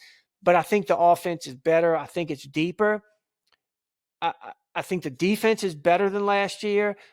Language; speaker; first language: English; native; English